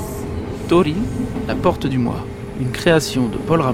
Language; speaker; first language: French; native; French